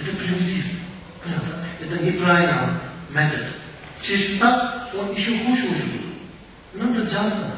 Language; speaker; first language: Russian; non-native, learner; Tibetan